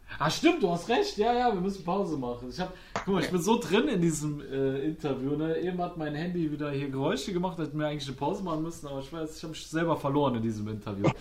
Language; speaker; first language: German; native; German